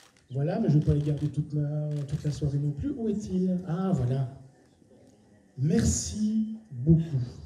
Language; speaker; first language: French; native; French